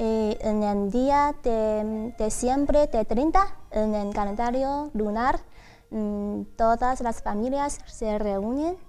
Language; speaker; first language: Spanish; non-native, learner; Chinese